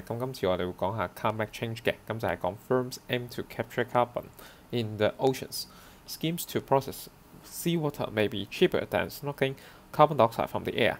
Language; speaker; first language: English; non-native, local second language; Cantonese